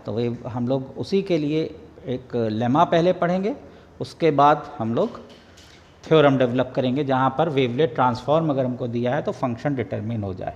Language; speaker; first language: Hindi; native; Hindi